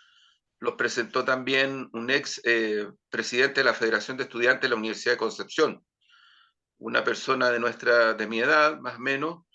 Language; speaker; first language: Spanish; native; Spanish